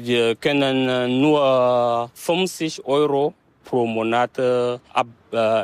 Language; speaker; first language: German; non-native, learner; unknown